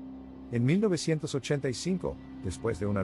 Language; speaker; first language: Spanish; native; Spanish